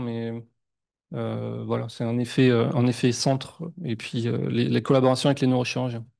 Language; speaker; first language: French; native; French